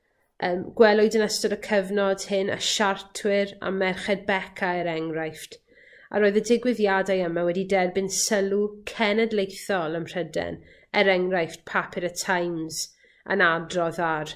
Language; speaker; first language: Welsh; native; Welsh